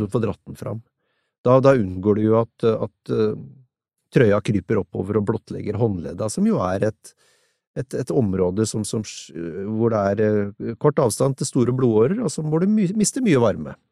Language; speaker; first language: Norwegian; native; Norwegian